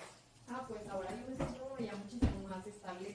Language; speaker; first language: Spanish; early bilingual, heritage; Spanish